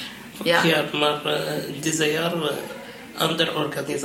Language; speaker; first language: Dutch; non-native, learner; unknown